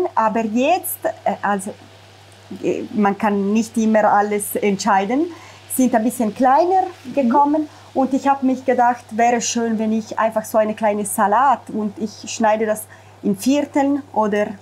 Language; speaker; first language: German; non-native, fluent; Italian